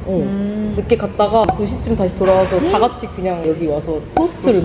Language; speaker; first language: Korean; native; Korean